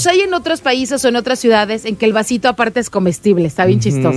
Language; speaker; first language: Spanish; native; Spanish